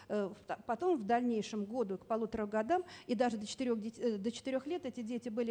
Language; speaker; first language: Russian; native; Russian